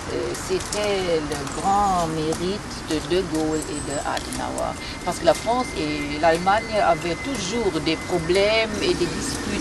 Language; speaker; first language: French; non-native, fluent; German